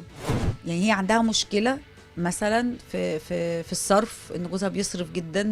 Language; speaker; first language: Arabic; native; Arabic